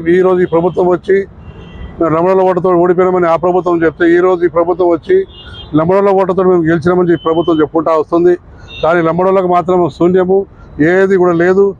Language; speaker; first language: Telugu; non-native, local second language; Lambadi